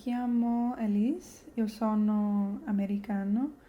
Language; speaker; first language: Italian; non-native, learner; English